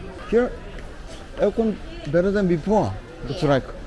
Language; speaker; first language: English; non-native, learner; Korean